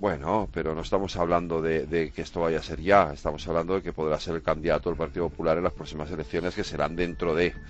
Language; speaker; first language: Spanish; native; Spanish